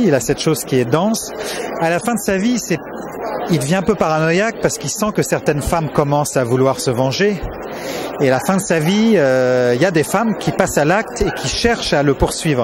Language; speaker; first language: French; native; French